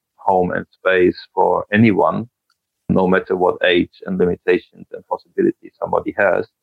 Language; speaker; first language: English; non-native, fluent; German